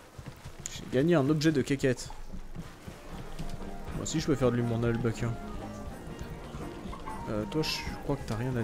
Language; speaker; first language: French; native; French